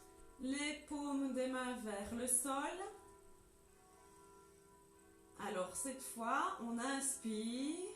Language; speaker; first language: French; native; French